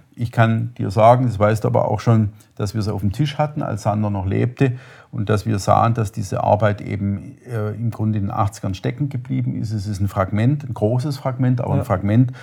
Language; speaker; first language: German; native; German